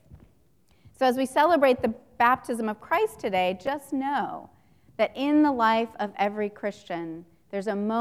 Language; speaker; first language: English; native; English